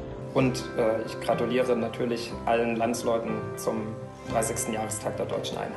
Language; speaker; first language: German; native; German